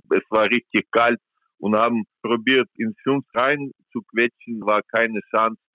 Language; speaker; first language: German; non-native, fluent; Ukrainian